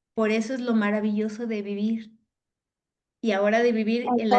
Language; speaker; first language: Spanish; native; Spanish